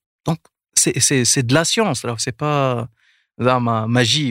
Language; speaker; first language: French; non-native, local second language; Arabic